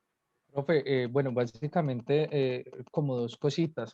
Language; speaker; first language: Spanish; native; Spanish